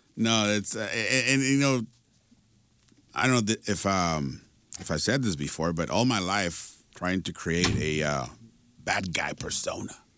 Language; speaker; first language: English; early bilingual, other home language; Spanish